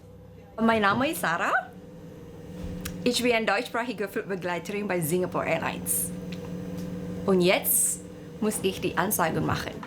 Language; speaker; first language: German; non-native, fluent; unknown